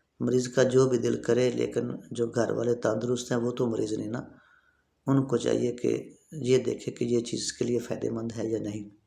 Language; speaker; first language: Urdu; non-native, local second language; Punjabi